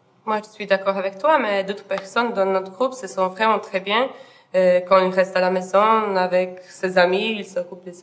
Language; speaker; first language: French; non-native, learner; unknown